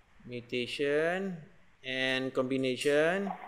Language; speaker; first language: English; non-native, local second language; Malay